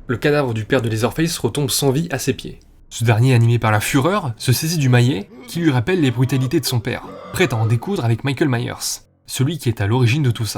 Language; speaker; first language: French; native; French